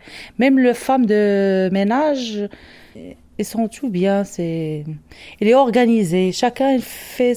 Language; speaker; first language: French; non-native, learner; Arabic